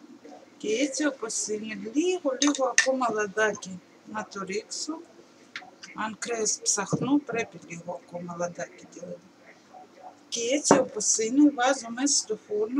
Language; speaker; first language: Greek; non-native, learner; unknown